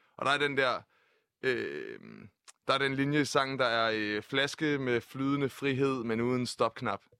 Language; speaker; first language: Danish; native; Danish